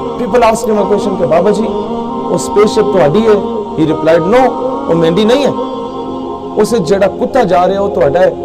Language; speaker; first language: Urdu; non-native, local second language; Punjabi